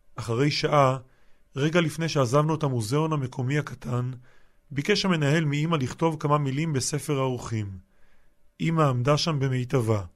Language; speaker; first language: Hebrew; native; Hebrew